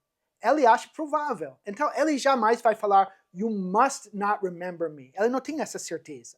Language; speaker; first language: Portuguese; non-native, fluent; English